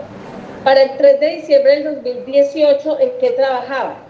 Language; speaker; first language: Spanish; native; Spanish